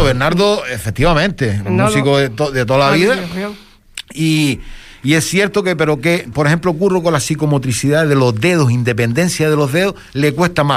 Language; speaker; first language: Spanish; native; Spanish